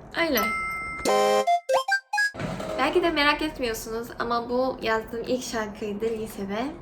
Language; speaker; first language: Turkish; non-native, fluent; Korean